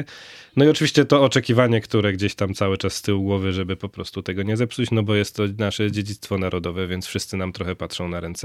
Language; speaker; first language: Polish; native; Polish